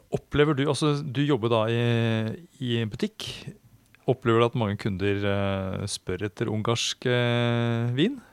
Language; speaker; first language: Norwegian; native; Norwegian